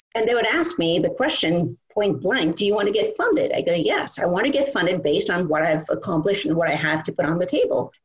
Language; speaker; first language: English; non-native, local second language; Bangla